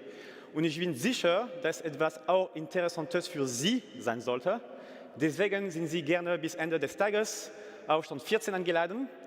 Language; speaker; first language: German; non-native, fluent; French